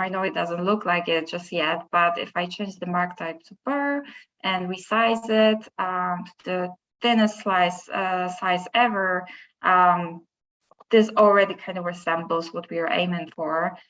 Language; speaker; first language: English; non-native, fluent; Polish